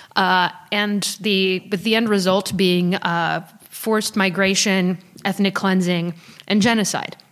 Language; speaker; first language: English; early bilingual, other home language; French